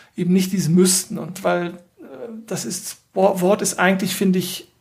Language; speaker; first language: German; native; German